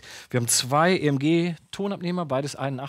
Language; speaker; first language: German; native; German